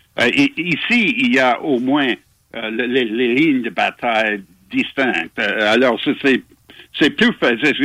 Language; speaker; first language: French; non-native, fluent; English